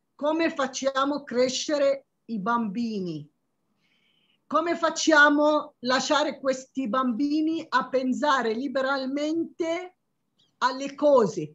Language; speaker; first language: Italian; non-native, fluent; Arabic